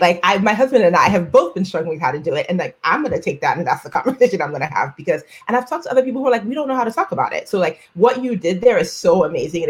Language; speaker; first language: English; non-native, local second language; Yoruba